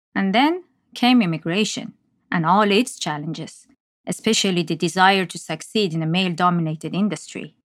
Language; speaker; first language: English; non-native, fluent; Persian